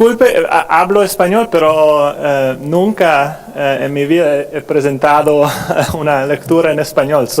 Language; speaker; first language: Spanish; non-native, fluent; English